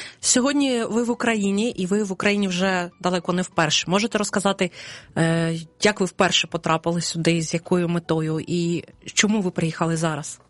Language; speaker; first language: Ukrainian; native; Ukrainian